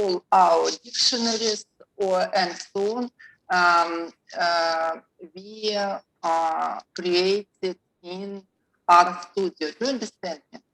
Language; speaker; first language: English; non-native, learner; Russian